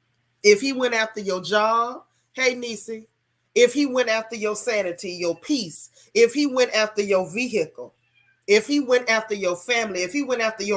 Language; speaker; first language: English; native; English